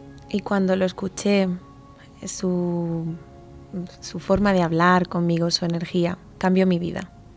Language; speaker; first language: Spanish; native; Spanish